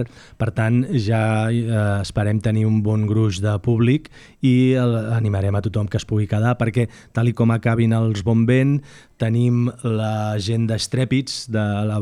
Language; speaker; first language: Catalan; native; Catalan